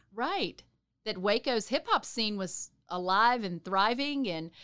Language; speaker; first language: English; native; English